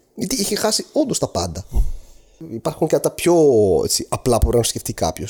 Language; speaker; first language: Greek; non-native, fluent; Arabic